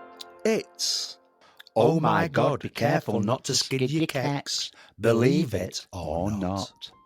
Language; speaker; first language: English; native; English